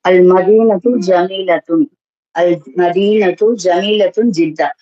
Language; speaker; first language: Arabic; non-native, learner; Tamil